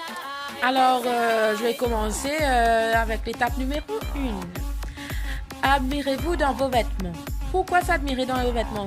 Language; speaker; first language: French; native; French